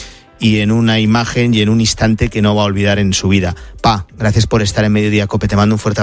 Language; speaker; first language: Spanish; native; Spanish